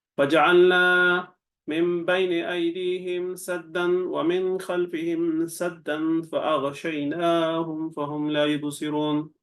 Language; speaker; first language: Urdu; non-native, local second language; Pashto